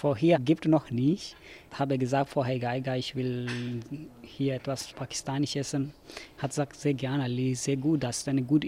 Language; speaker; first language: German; non-native, learner; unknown